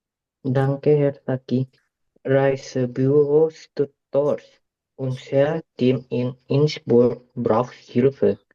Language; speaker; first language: German; non-native, learner; Indonesian